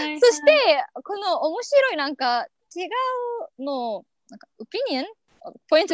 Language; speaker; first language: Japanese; non-native, learner; Arabic